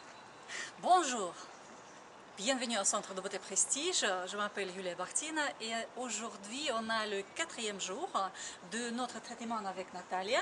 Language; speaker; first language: French; non-native, learner; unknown